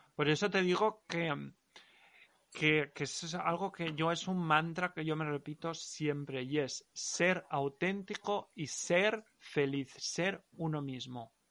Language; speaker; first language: Spanish; non-native, local second language; Catalan